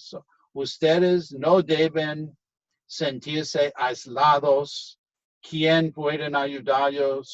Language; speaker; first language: Spanish; non-native, fluent; English